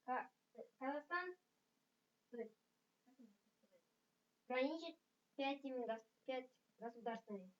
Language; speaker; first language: Russian; non-native, local second language; Kazakh